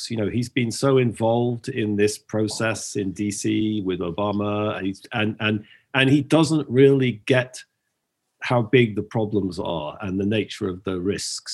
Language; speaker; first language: English; native; English